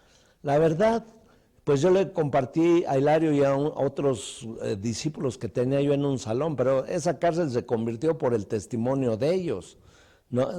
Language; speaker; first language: Spanish; native; Spanish